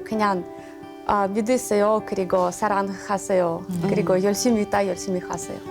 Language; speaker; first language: Korean; non-native, learner; Russian